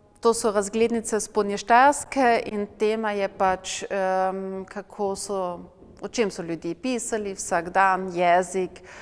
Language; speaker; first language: Slovenian; non-native, local second language; German